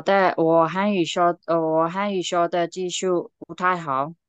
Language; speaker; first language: Chinese; non-native, learner; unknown